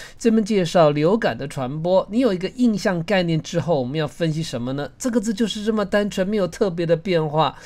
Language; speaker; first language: Chinese; native; Chinese